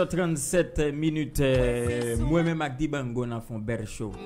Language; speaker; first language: French; non-native, local second language; Haitian Creole